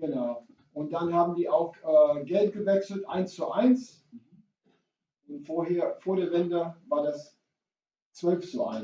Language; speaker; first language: German; non-native, fluent; English